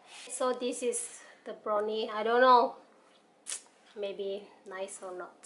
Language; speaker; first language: English; non-native, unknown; Indonesian